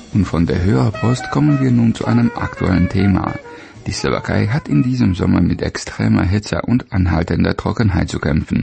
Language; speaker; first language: German; native; German